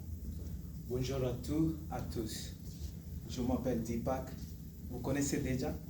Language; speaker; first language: French; non-native, learner; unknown